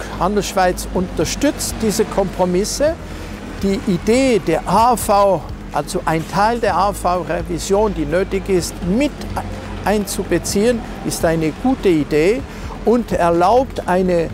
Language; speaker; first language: German; non-native, local second language; French